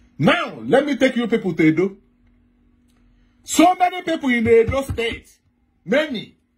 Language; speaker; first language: Nigerian Pidgin; non-native, local second language; Igbo